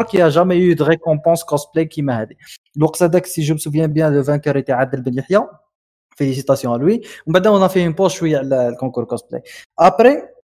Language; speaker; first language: French; non-native, local second language; Arabic